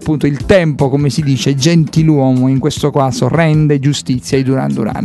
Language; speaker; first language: Italian; native; Italian